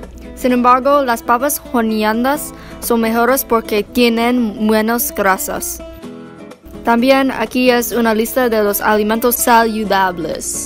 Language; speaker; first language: Spanish; non-native, learner; English